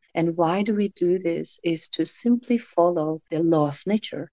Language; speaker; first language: English; non-native, fluent; Mongolian